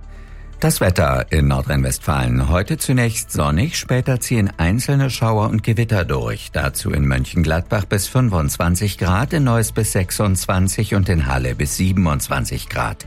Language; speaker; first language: German; native; German